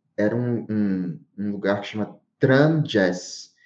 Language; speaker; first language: Portuguese; native; Portuguese